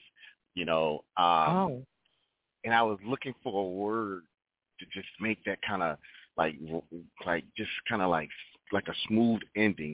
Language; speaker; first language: English; native; English